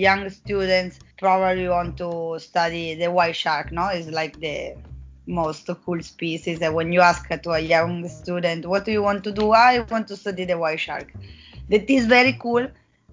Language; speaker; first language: English; non-native, fluent; Italian